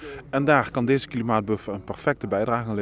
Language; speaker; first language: Dutch; native; Dutch